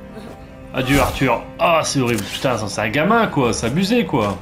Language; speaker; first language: French; native; French